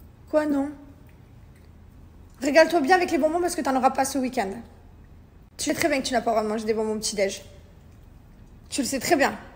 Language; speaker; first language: French; native; French